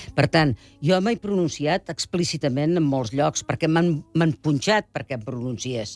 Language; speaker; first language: Catalan; native; Catalan